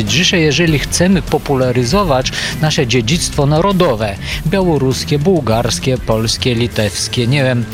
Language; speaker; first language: Polish; non-native, fluent; Bulgarian